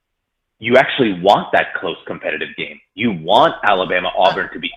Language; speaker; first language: English; native; English